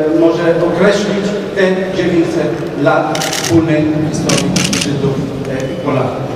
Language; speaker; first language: Polish; non-native, learner; Hebrew